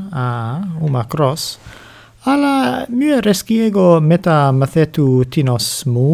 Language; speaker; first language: Greek; non-native, fluent; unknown